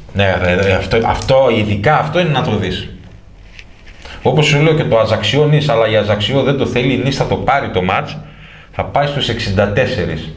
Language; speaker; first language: Greek; native; Greek